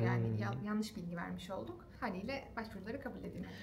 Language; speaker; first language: Turkish; native; Turkish